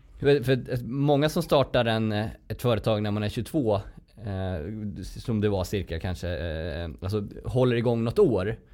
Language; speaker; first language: Swedish; native; Swedish